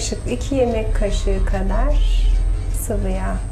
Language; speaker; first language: Turkish; native; Turkish